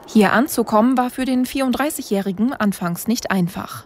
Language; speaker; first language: German; native; German